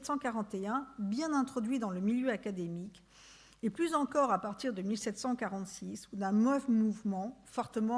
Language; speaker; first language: French; native; French